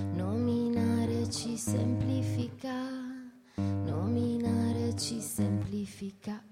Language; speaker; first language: Italian; native; Italian